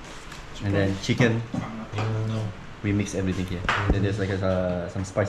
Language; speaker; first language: English; non-native, local second language; Malay